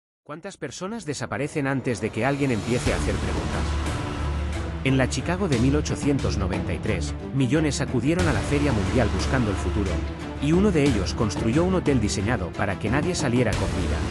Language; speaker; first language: Spanish; native; Spanish